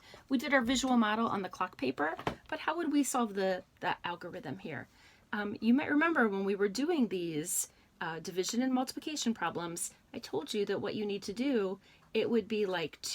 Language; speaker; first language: English; native; English